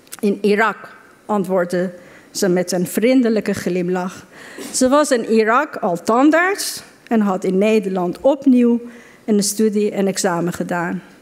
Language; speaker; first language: Dutch; non-native, fluent; Persian